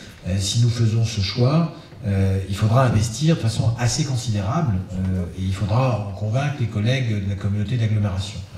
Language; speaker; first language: French; native; French